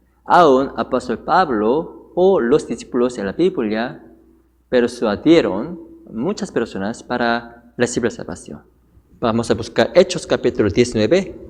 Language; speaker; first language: Spanish; non-native, fluent; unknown